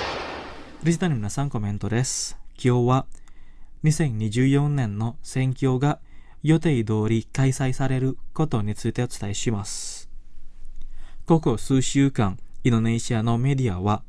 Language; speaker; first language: Japanese; non-native, fluent; Indonesian